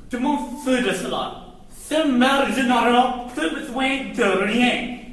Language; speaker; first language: French; non-native, learner; English